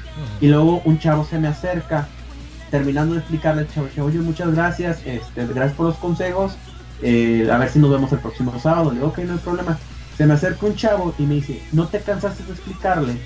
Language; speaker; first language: Spanish; native; Spanish